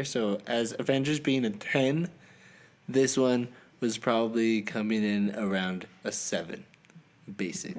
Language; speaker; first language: English; native; English